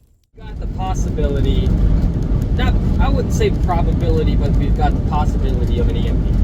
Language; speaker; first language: English; native; English